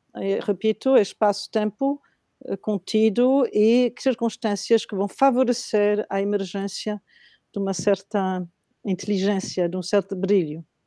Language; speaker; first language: Portuguese; non-native, fluent; Spanish